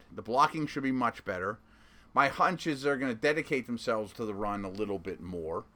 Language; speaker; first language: English; native; English